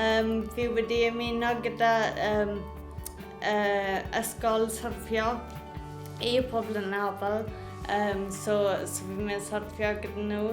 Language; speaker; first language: Welsh; native; Welsh